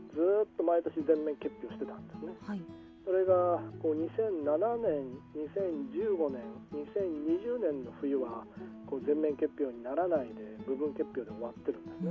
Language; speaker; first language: Japanese; native; Japanese